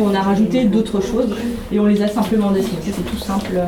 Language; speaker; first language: French; native; French